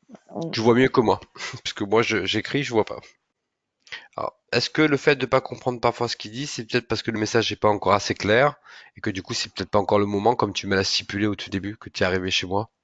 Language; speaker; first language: French; native; French